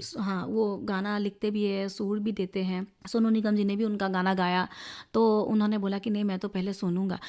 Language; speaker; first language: Hindi; non-native, local second language; Assamese